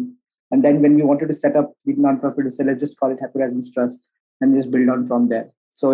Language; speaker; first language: English; non-native, local second language; Hindi